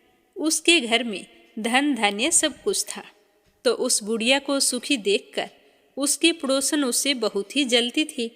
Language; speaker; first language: Hindi; native; Hindi